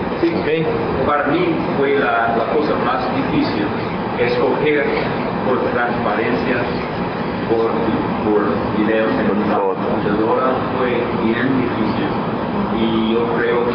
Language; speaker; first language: Spanish; non-native, fluent; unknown